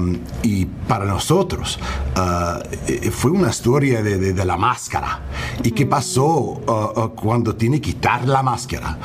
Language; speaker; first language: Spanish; non-native, learner; English